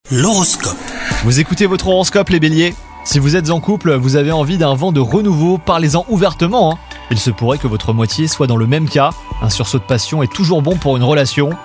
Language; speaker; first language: French; native; French